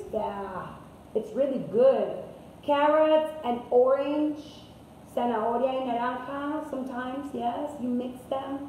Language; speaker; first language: English; non-native, fluent; Spanish